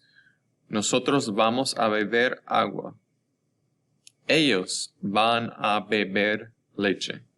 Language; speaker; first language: Spanish; non-native, fluent; English